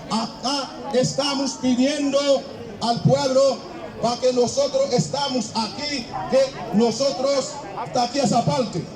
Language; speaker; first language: Spanish; non-native, fluent; Haitian Creole